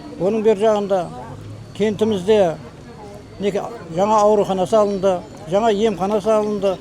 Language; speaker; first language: Kazakh; native; Kazakh